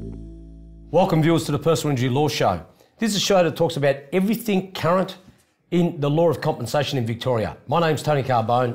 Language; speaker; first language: English; native; English